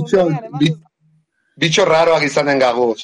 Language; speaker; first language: Basque; native; Basque